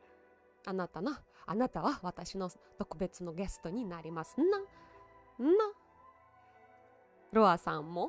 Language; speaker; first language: Japanese; non-native, learner; Russian